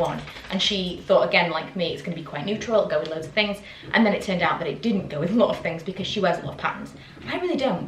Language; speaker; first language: English; native; English